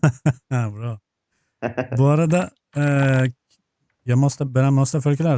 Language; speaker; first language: Swedish; non-native, fluent; Turkish